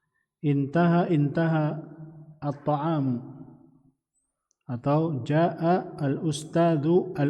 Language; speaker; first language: Arabic; non-native, fluent; Indonesian